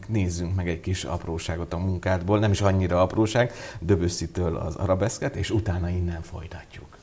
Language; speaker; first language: Hungarian; native; Hungarian